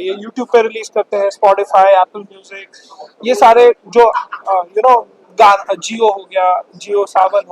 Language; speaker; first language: Hindi; native; Hindi